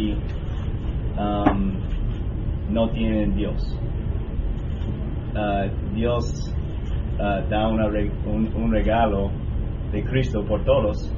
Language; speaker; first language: Spanish; non-native, learner; English